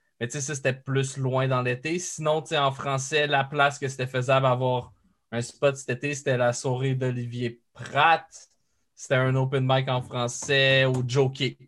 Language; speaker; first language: French; native; French